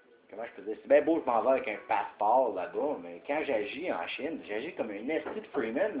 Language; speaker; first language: French; native; French